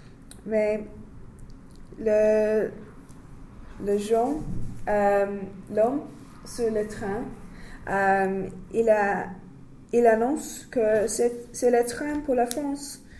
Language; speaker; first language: French; non-native, learner; English